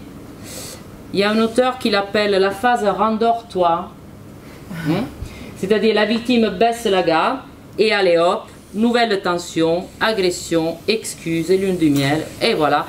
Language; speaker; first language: French; native; French